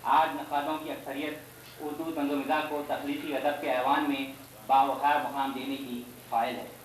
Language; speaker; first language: Urdu; native; Urdu